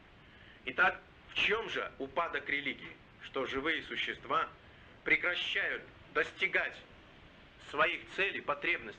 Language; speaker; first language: Russian; native; Russian